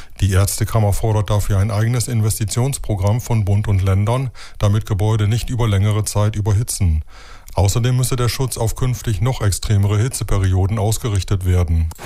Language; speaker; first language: German; native; German